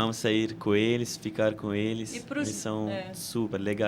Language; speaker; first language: Portuguese; non-native, fluent; Italian